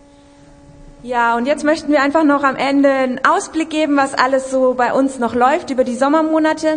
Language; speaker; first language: German; native; German